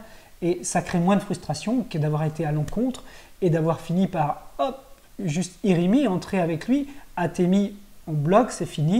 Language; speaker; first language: French; native; French